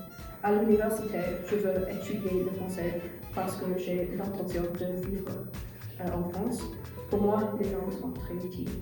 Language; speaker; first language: French; non-native, learner; English